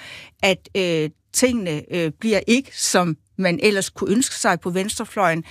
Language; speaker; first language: Danish; native; Danish